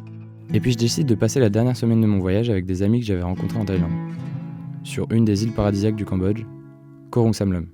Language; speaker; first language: French; native; French